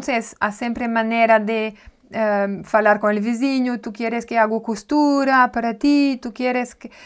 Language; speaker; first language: Spanish; non-native, learner; French